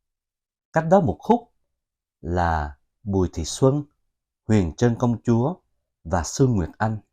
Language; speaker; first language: Vietnamese; native; Vietnamese